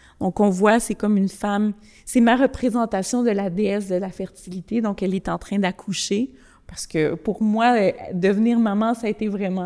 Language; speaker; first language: French; early bilingual, other home language; Spanish